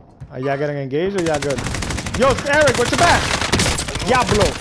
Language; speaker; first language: English; early bilingual, other home language; Spanish